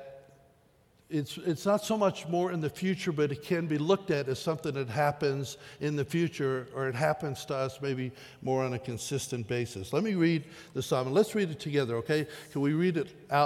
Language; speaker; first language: English; native; English